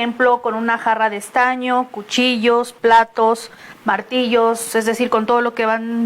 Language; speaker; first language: Spanish; native; Spanish